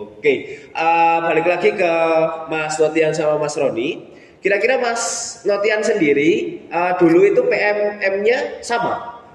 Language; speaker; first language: Indonesian; native; Indonesian